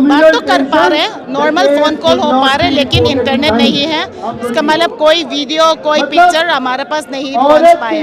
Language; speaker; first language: Hindi; non-native, local second language; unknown